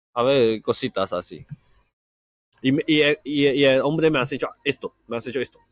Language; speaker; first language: Spanish; non-native, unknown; Chinese